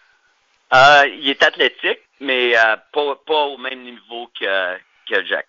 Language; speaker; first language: French; native; French